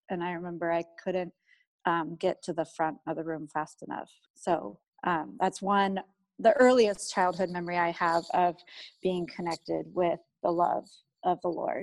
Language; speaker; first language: English; native; English